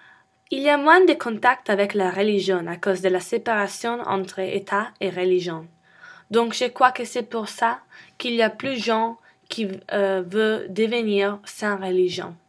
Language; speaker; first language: French; non-native, learner; English